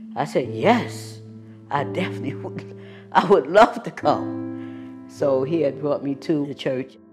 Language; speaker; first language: English; native; English